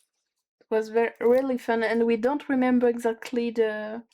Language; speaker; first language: English; non-native, learner; French